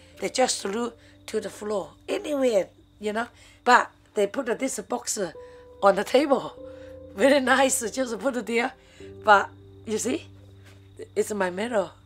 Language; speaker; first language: English; non-native, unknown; Chinese